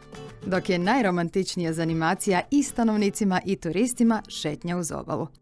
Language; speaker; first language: Croatian; native; Croatian